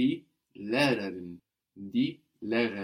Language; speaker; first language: German; non-native, fluent; English